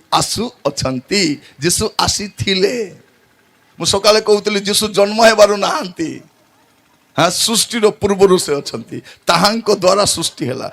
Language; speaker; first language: Odia; native; Odia